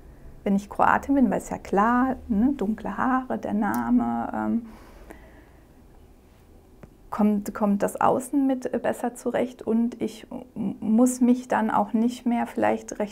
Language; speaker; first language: German; early bilingual, other home language; Croatian